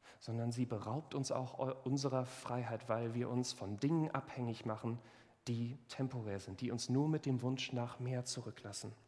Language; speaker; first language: German; native; German